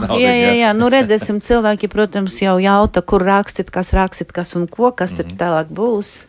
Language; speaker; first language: Latvian; non-native, local second language; Russian